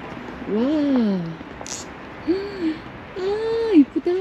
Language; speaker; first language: Korean; non-native, fluent; Uzbek